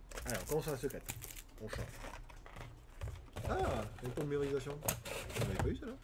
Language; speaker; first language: French; native; French